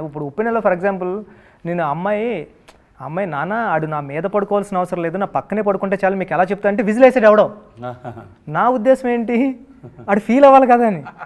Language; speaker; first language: Telugu; native; Telugu